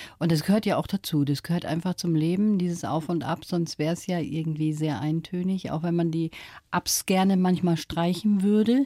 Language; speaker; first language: German; native; German